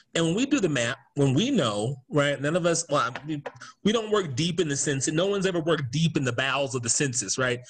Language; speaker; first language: English; native; English